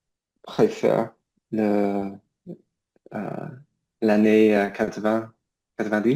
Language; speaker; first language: French; non-native, learner; English